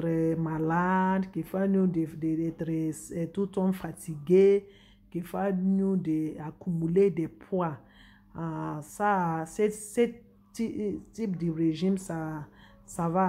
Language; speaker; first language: French; non-native, fluent; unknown